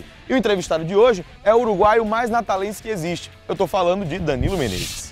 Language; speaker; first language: Portuguese; native; Portuguese